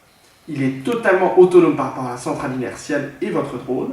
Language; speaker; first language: French; native; French